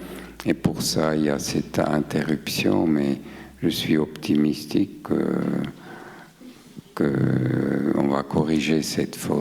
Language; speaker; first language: French; non-native, local second language; German